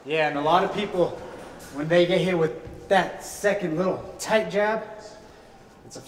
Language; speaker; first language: English; native; English